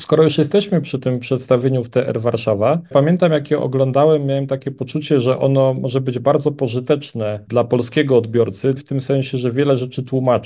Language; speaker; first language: Polish; native; Polish